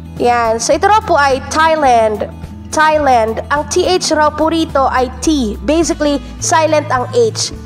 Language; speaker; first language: Filipino; native; Filipino